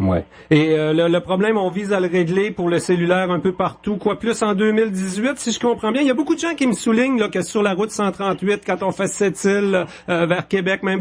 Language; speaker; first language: French; native; French